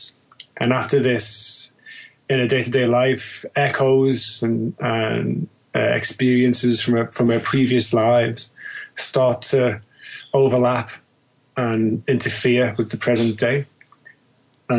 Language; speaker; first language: English; native; English